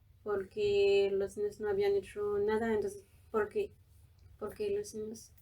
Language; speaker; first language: Spanish; non-native, fluent; French